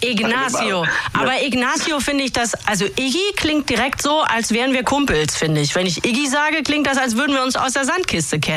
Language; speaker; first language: German; native; German